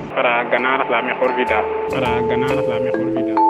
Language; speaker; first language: Spanish; non-native, learner; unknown